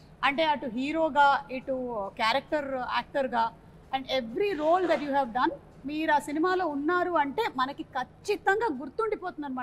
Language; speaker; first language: Telugu; native; Telugu